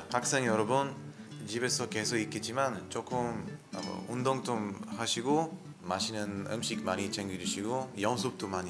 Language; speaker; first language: Korean; non-native, fluent; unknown